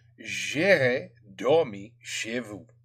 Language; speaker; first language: French; non-native, learner; English